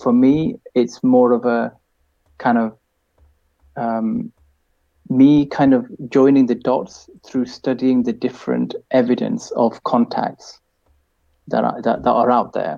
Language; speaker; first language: English; native; English